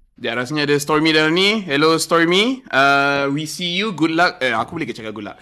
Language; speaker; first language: Malay; non-native, local second language; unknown